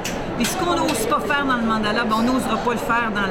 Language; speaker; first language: French; native; French